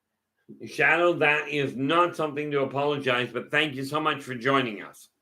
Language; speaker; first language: English; native; English